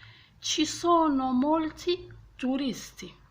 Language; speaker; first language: Italian; non-native, fluent; French